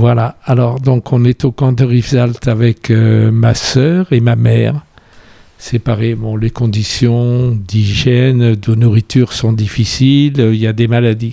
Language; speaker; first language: French; native; French